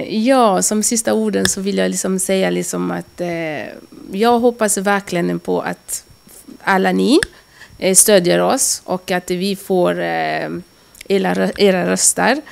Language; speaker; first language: Swedish; early bilingual, other home language; Lingala